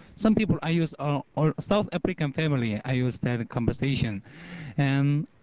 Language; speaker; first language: English; non-native, learner; Korean